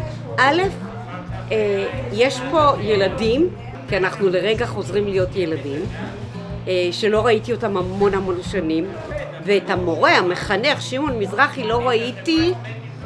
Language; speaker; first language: Hebrew; native; Hebrew